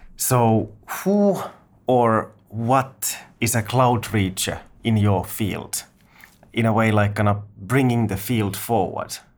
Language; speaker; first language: English; non-native, fluent; Finnish